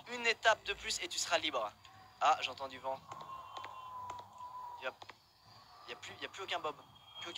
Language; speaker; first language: French; native; French